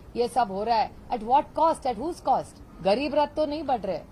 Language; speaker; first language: Hindi; non-native, local second language; Marathi